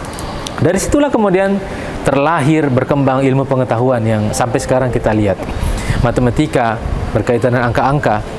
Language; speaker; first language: Indonesian; native; Indonesian